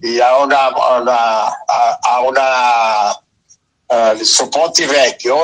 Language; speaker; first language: Italian; non-native, fluent; Portuguese